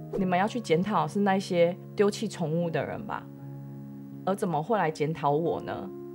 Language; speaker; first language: Chinese; native; Chinese